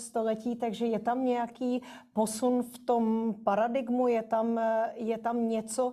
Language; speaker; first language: Czech; native; Czech